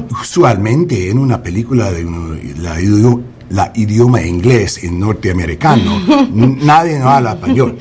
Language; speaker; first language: Spanish; non-native, learner; English